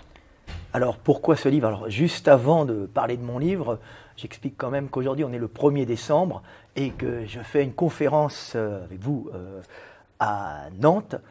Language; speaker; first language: French; native; French